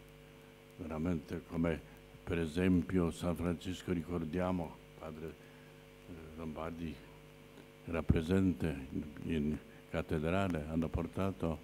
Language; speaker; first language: Italian; non-native, fluent; Polish